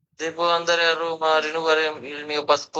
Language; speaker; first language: Italian; non-native, learner; Bangla